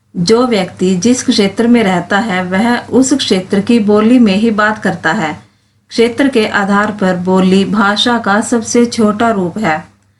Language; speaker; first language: Hindi; native; Hindi